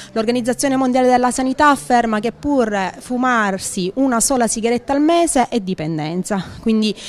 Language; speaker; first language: Italian; native; Italian